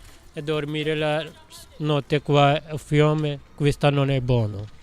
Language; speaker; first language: Italian; non-native, learner; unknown